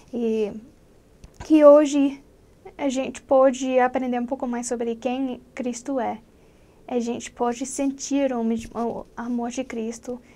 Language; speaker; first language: Portuguese; non-native, fluent; English